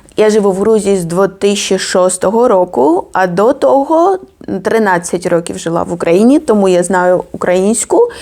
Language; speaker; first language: Ukrainian; non-native, fluent; Georgian